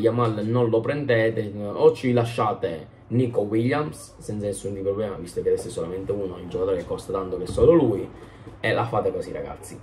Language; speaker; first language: Italian; native; Italian